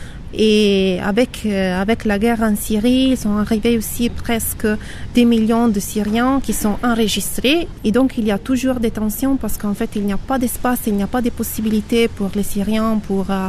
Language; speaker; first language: French; non-native, local second language; Arabic